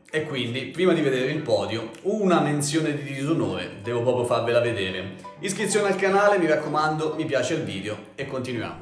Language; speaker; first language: Italian; native; Italian